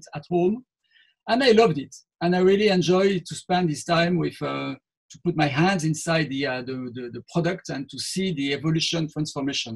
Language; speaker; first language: English; non-native, fluent; French